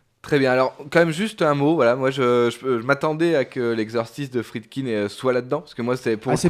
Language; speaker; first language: French; native; French